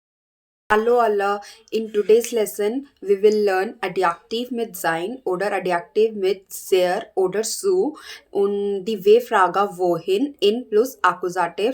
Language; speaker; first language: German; non-native, learner; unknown